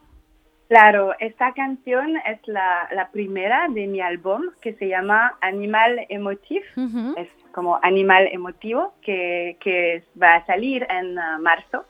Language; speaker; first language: Spanish; non-native, fluent; French